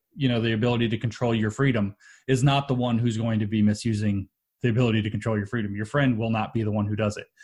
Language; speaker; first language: English; native; English